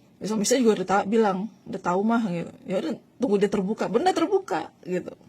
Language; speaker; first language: Indonesian; native; Indonesian